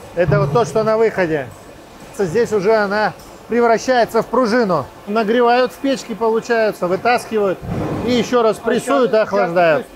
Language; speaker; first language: Russian; native; Russian